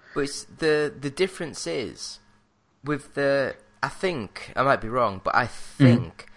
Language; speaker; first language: English; native; English